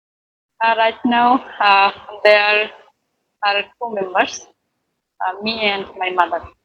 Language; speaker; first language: English; non-native, learner; Bangla